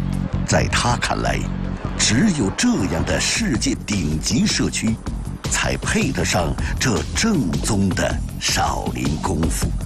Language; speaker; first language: Chinese; native; Chinese